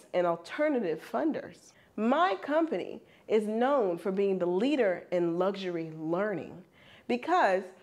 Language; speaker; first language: English; non-native, fluent; German